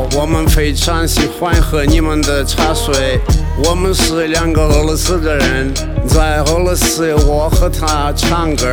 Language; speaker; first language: Chinese; non-native, learner; Russian